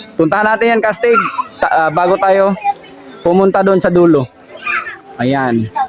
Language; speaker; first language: Filipino; non-native, local second language; Cebuano